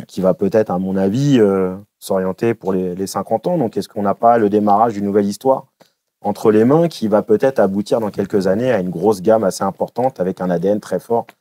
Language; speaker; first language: French; native; French